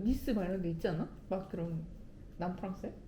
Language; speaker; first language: Korean; native; Korean